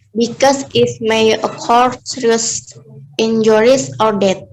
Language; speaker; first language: English; non-native, learner; Indonesian